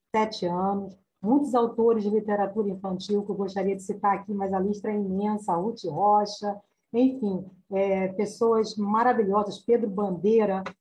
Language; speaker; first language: Portuguese; native; Portuguese